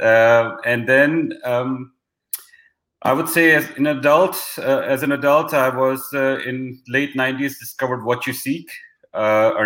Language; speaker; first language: English; non-native, local second language; Hindi